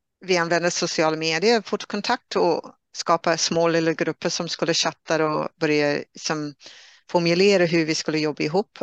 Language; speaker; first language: Swedish; non-native, fluent; English